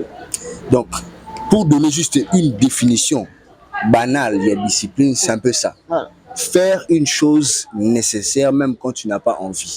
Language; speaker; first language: French; non-native, local second language; Lingala